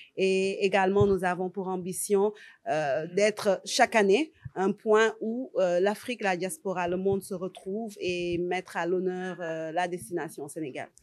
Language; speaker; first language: French; non-native, local second language; Wolof